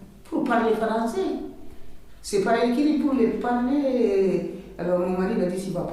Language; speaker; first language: French; non-native, learner; Bambara